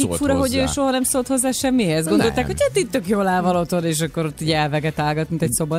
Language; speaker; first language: Hungarian; native; Hungarian